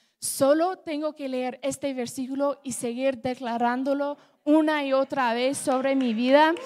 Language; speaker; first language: Spanish; non-native, fluent; English